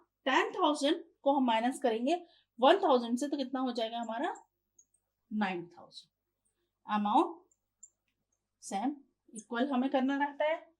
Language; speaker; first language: Hindi; native; Hindi